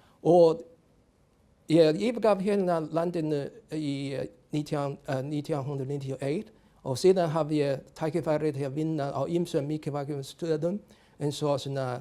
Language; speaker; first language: Icelandic; non-native, learner; Chinese